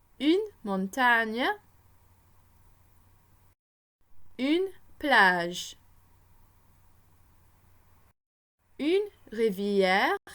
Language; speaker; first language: French; non-native, fluent; English